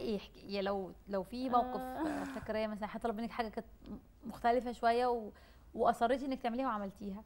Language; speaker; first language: Arabic; native; Arabic